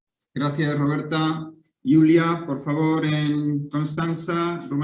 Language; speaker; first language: Spanish; native; Spanish